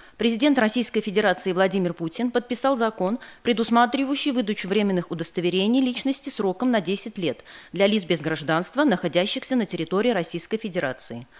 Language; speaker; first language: Russian; non-native, local second language; Armenian